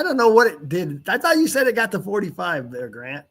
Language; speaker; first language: English; native; English